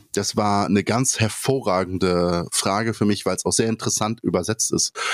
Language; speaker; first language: German; early bilingual, other home language; Polish